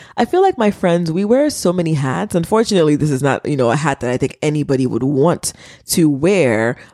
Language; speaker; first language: English; early bilingual, other home language; Haitian Creole